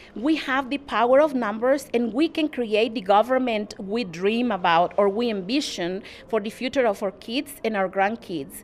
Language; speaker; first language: English; non-native, fluent; Spanish